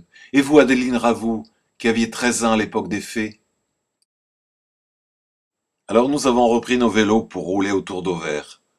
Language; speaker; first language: French; native; French